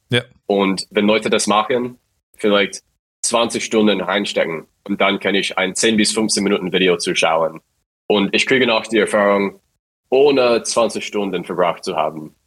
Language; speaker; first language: German; non-native, fluent; English